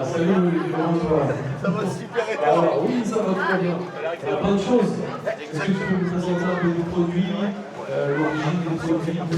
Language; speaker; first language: French; native; French